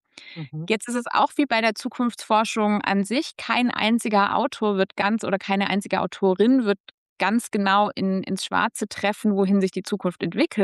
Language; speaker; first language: German; native; German